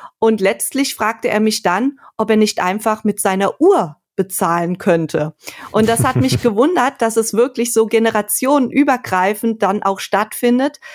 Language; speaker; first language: German; native; German